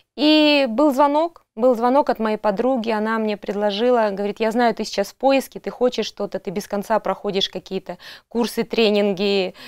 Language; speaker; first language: Russian; native; Russian